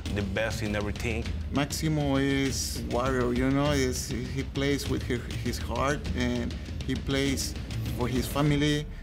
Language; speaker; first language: English; early bilingual, other home language; German